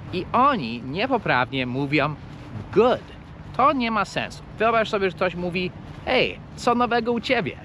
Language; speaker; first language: Polish; non-native, fluent; English